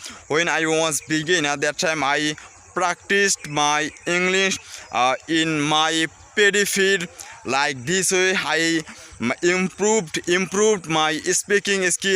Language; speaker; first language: English; non-native, learner; Bangla